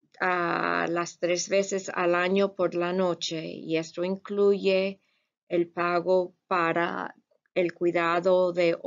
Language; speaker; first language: Spanish; non-native, fluent; English